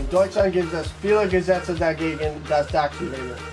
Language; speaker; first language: German; non-native, learner; English